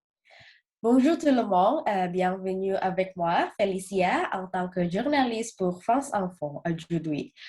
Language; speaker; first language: French; non-native, learner; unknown